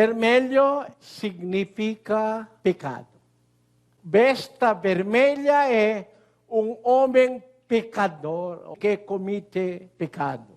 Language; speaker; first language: Portuguese; non-native, learner; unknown